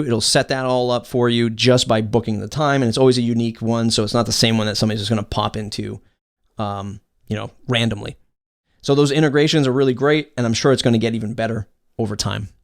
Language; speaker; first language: English; native; English